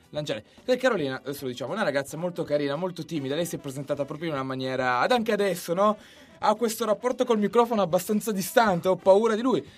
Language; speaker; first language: Italian; native; Italian